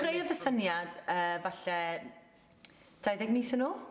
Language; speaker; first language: Welsh; native; Welsh